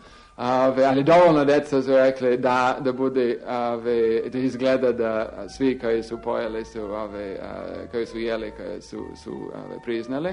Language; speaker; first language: Serbian; non-native, fluent; English